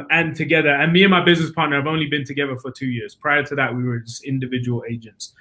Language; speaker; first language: English; native; English